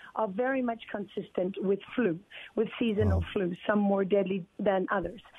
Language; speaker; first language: English; native; English